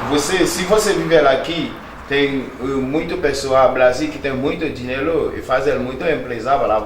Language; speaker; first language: Portuguese; non-native, learner; Haitian Creole